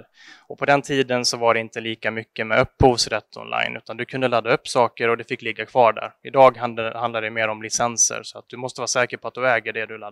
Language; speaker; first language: Swedish; native; Swedish